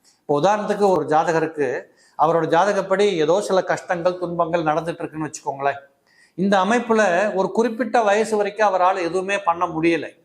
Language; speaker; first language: Tamil; native; Tamil